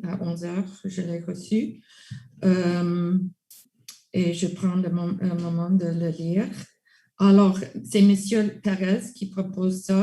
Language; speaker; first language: French; non-native, local second language; English